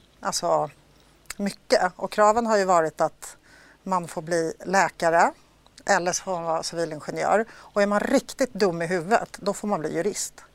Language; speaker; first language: Swedish; early bilingual, other home language; Polish